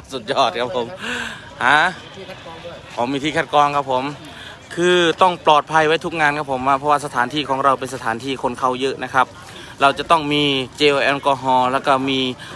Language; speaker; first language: Thai; native; Thai